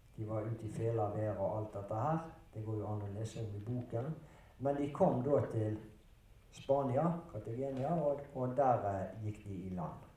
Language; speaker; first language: Norwegian; early bilingual, other home language; German